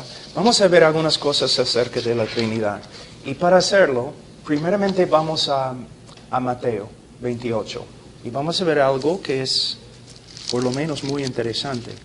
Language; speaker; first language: Spanish; non-native, fluent; English